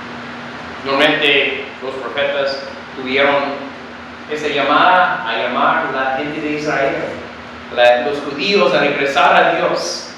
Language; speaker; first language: Spanish; non-native, fluent; English